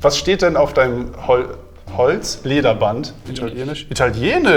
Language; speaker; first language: German; native; German